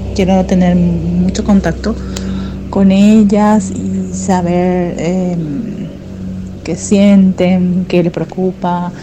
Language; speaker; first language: Spanish; native; Spanish